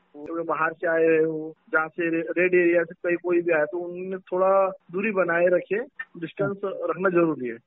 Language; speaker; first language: Hindi; non-native, local second language; Marathi